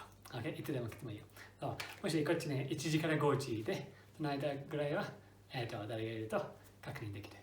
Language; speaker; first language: Japanese; non-native, fluent; English